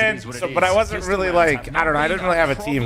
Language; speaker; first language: English; native; English